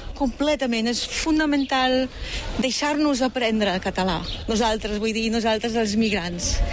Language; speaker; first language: Catalan; non-native, fluent; German